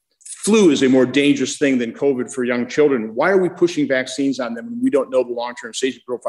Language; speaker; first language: English; native; English